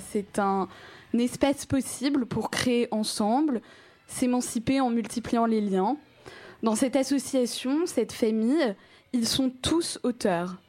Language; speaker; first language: French; native; French